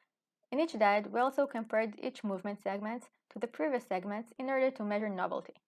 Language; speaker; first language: English; non-native, fluent; Hebrew